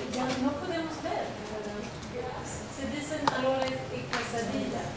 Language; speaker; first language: Spanish; non-native, learner; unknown